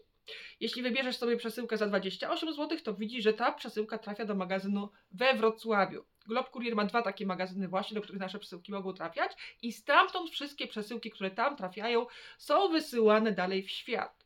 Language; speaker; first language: Polish; native; Polish